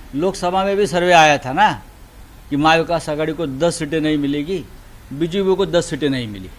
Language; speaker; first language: Hindi; non-native, local second language; Marathi